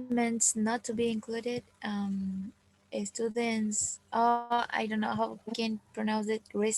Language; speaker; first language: English; non-native, learner; Spanish